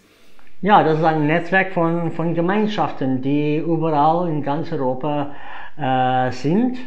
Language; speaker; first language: German; non-native, fluent; English